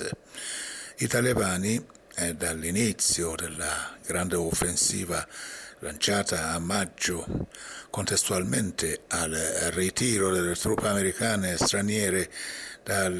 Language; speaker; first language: Italian; non-native, fluent; Persian